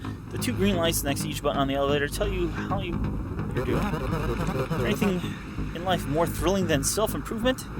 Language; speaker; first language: English; native; English